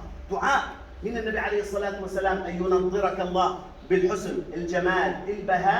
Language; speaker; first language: Arabic; native; Arabic